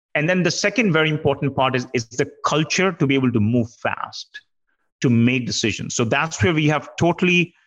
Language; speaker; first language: English; non-native, local second language; Hindi